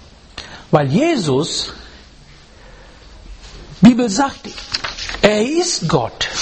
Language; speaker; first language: German; non-native, learner; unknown